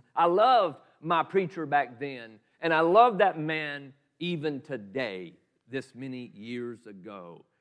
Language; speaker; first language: English; native; English